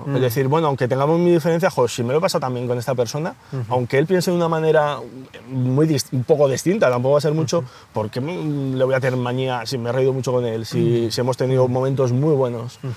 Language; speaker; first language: Spanish; native; Spanish